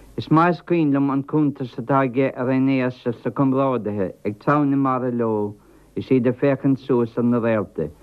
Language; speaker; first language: Irish; non-native, local second language; English